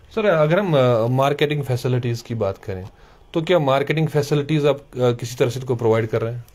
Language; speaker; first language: Hindi; non-native, local second language; Kashmiri